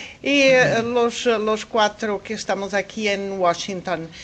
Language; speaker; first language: Spanish; non-native, fluent; Portuguese